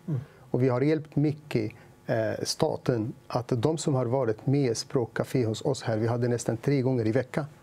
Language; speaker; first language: Swedish; non-native, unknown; Arabic